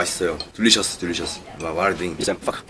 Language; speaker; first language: Korean; native; Korean